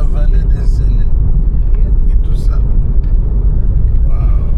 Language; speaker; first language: French; non-native, local second language; Swahili